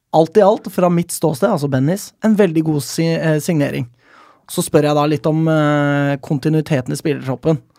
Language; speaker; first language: Norwegian; native; Norwegian